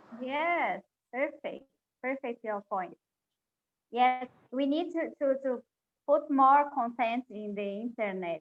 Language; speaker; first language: English; non-native, learner; Portuguese